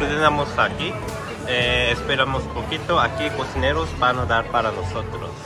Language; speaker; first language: Spanish; non-native, learner; Korean